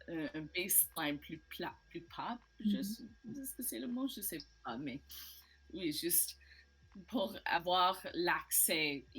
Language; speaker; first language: French; non-native, learner; English